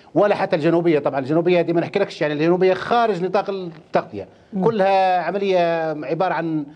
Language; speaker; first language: Arabic; native; Arabic